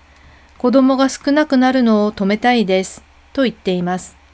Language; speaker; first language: Japanese; non-native, fluent; Korean